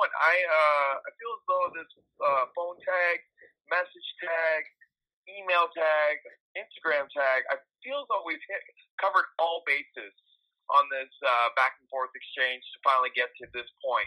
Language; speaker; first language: English; native; English